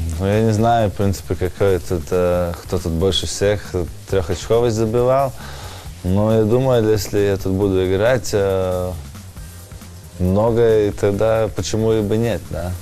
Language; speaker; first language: Russian; non-native, fluent; Latvian